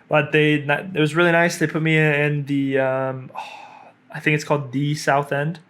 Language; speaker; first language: English; native; English